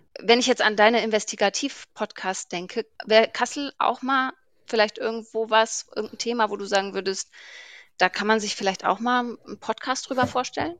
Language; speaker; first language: German; native; German